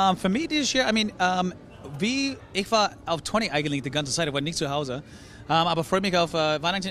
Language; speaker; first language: German; non-native, learner; English